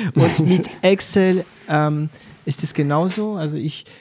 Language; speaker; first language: German; non-native, fluent; French